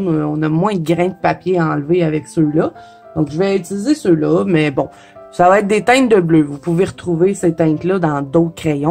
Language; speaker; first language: French; native; French